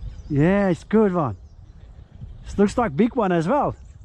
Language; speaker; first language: English; non-native, learner; Turkish